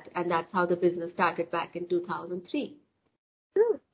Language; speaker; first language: English; non-native, local second language; Hindi